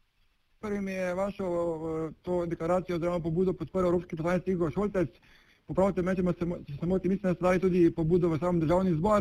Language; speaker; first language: Slovenian; native; Slovenian